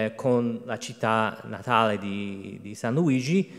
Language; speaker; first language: Italian; non-native, fluent; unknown